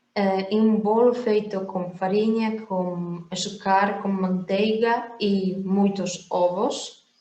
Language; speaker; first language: Portuguese; non-native, fluent; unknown